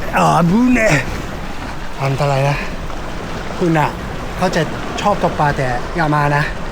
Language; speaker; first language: Thai; native; Thai